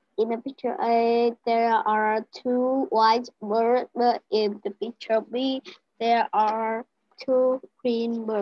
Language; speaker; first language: English; non-native, learner; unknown